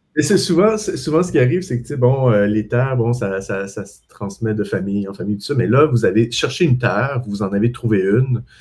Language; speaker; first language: French; native; French